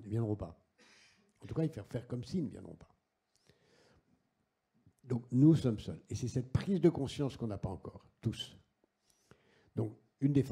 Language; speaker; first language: French; native; French